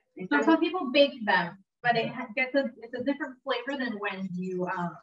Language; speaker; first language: English; early bilingual, heritage; Spanish